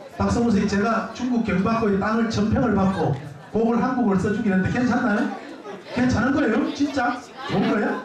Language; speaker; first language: Korean; native; Korean